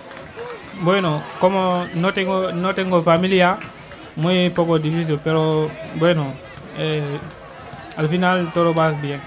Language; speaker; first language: Spanish; non-native, learner; Mandingo